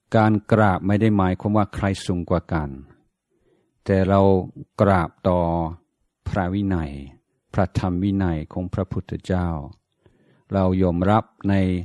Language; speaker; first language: Thai; non-native, fluent; English